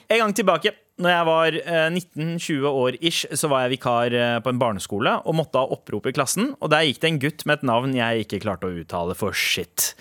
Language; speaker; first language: Norwegian; native; Norwegian